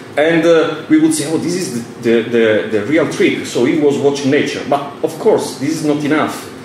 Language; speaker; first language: English; non-native, fluent; Italian